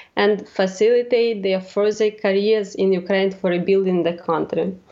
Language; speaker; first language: English; non-native, fluent; Ukrainian